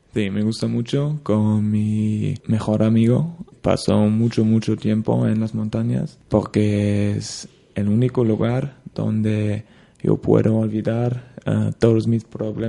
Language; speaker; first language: Spanish; non-native, learner; German